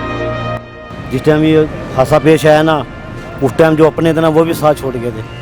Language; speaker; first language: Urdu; non-native, local second language; Punjabi